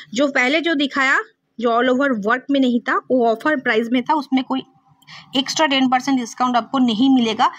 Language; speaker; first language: Hindi; non-native, local second language; Bangla